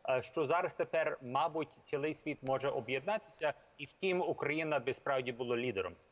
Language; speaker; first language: Ukrainian; early bilingual, heritage; English